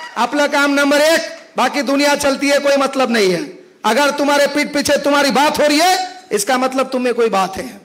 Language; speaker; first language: Hindi; non-native, local second language; Marathi